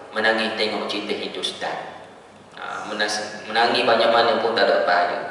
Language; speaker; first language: Malay; native; Malay